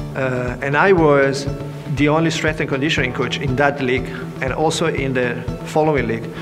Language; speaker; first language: English; non-native, fluent; Italian